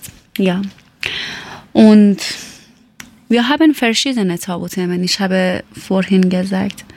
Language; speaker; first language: German; non-native, learner; Persian